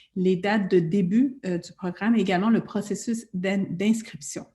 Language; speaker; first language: French; native; French